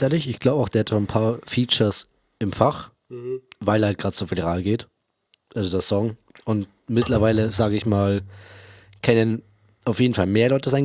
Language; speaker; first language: German; native; German